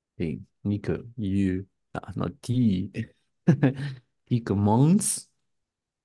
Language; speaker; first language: French; non-native, learner; Spanish